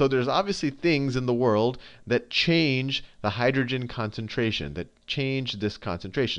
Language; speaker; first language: English; native; English